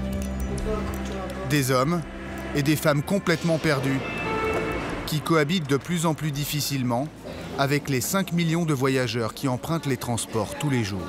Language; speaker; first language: French; native; French